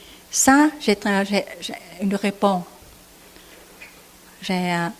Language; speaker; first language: French; non-native, learner; Vietnamese